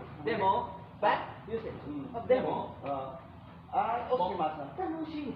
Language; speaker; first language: Japanese; non-native, learner; Filipino